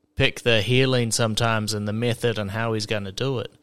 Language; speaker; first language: English; native; English